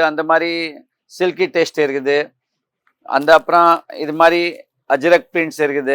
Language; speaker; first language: Tamil; non-native, fluent; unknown